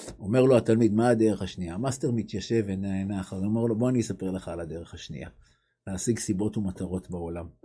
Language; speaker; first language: Hebrew; native; Hebrew